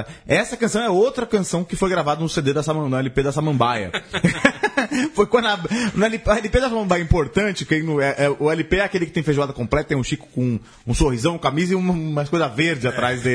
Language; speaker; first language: Portuguese; native; Portuguese